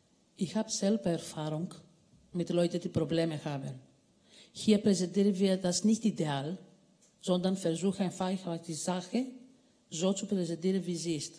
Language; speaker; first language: German; non-native, fluent; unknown